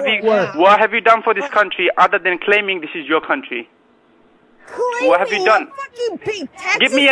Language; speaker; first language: English; non-native, local second language; Bangla